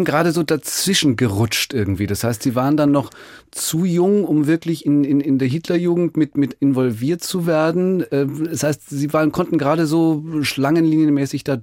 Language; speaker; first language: German; native; German